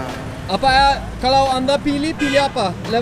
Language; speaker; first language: Indonesian; non-native, learner; Norwegian